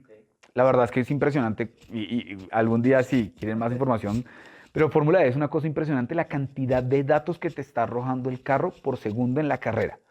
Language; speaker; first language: Spanish; native; Spanish